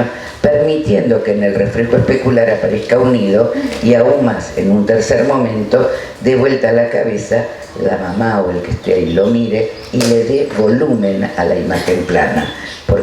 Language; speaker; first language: Spanish; native; Spanish